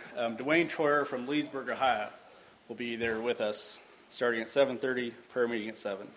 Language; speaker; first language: English; native; English